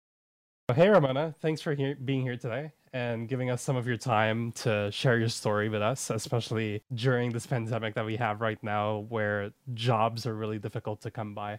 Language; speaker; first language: English; non-native, local second language; Filipino